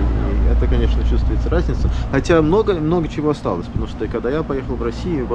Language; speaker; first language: Russian; early bilingual, heritage; Russian